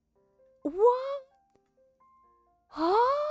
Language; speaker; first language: Japanese; non-native, learner; Russian